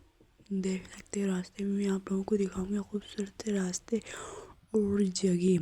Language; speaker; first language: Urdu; non-native, local second language; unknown